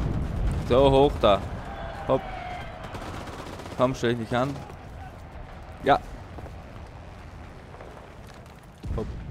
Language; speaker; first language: German; native; German